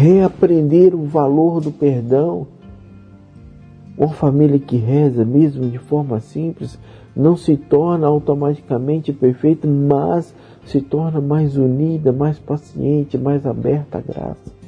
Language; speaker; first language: Portuguese; native; Portuguese